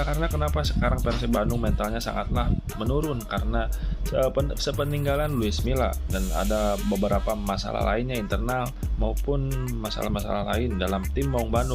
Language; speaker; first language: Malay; non-native, local second language; Sundanese